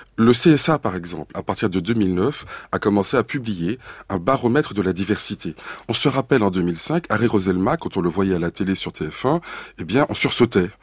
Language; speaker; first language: French; native; French